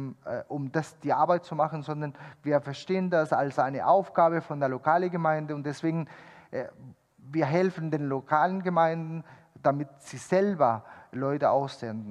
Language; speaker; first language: German; non-native, fluent; Spanish